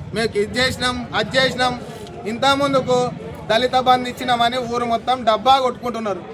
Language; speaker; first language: Telugu; native; Telugu